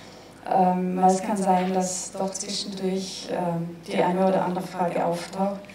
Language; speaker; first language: German; native; German